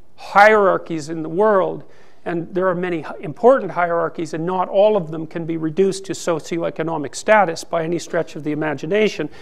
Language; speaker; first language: English; native; English